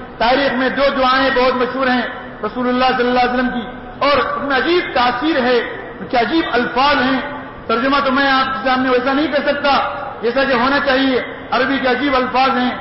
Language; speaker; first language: Urdu; non-native, local second language; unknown